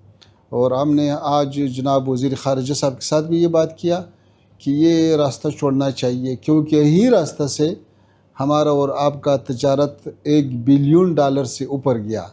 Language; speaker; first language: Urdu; non-native, fluent; Pashto